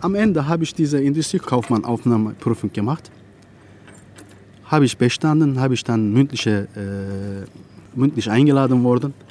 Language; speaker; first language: German; non-native, fluent; Turkish